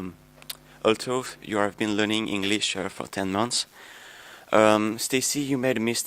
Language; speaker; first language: English; non-native, learner; French